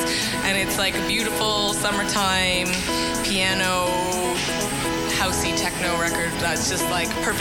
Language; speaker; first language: English; native; English